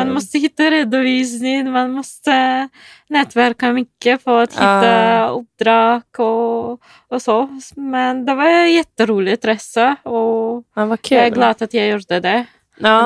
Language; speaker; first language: Swedish; non-native, fluent; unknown